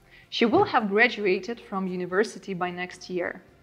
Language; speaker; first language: English; non-native, fluent; Ukrainian